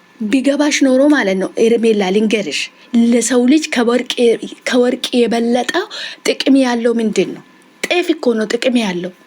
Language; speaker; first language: Amharic; native; Amharic